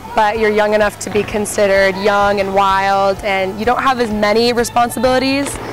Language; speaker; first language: English; native; English